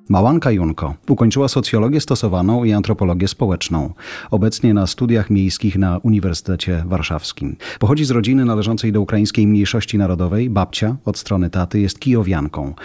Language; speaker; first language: Polish; native; Polish